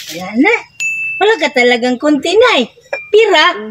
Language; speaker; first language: Filipino; non-native, local second language; Cebuano